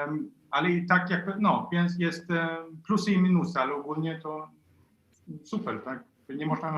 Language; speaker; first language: Polish; non-native, fluent; Swedish